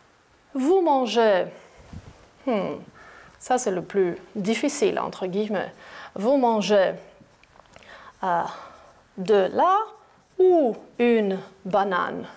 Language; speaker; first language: French; non-native, fluent; Greek